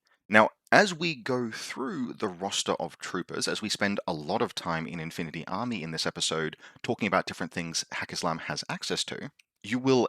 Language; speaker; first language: English; native; English